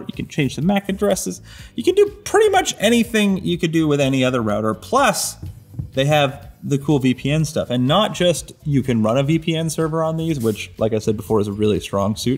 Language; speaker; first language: English; native; English